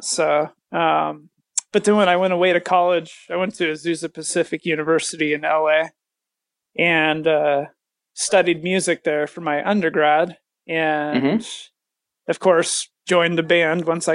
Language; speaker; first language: English; native; English